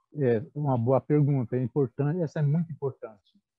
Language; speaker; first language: Portuguese; non-native, local second language; Guarani